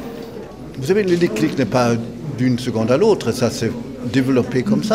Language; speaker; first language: French; non-native, fluent; German